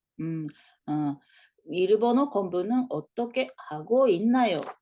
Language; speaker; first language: Korean; non-native, learner; Japanese